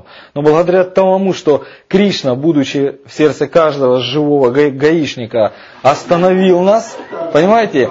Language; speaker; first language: Russian; native; Russian